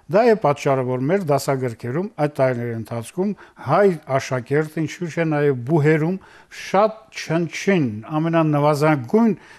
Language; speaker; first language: Armenian; native; Armenian